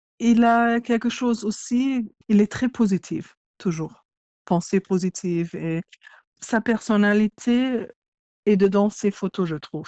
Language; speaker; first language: French; non-native, fluent; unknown